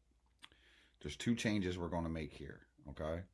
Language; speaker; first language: English; native; English